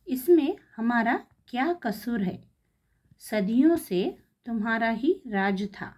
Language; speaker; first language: Hindi; non-native, local second language; Kannada